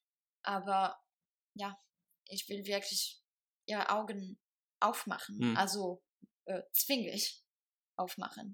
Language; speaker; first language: German; non-native, fluent; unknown